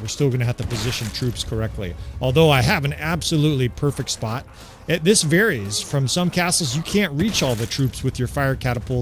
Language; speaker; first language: English; native; English